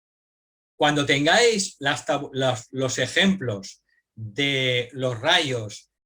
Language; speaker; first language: Spanish; native; Spanish